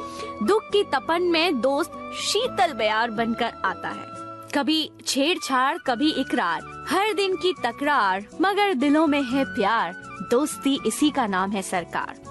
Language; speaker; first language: Hindi; native; Hindi